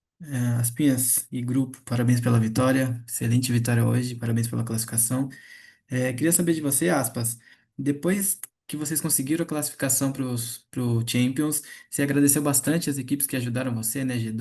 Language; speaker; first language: Portuguese; native; Portuguese